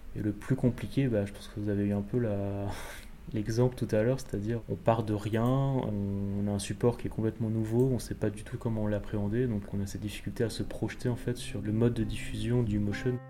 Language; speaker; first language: French; native; French